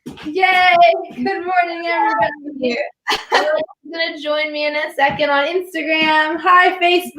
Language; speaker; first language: English; native; English